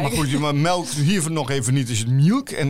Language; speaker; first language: Dutch; native; Dutch